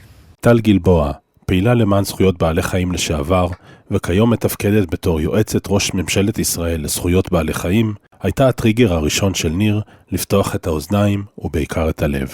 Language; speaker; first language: Hebrew; native; Hebrew